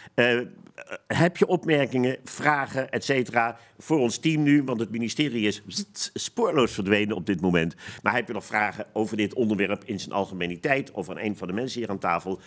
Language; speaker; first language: Dutch; native; Dutch